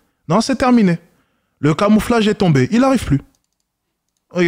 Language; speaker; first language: French; native; French